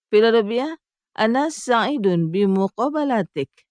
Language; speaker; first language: Arabic; non-native, fluent; Indonesian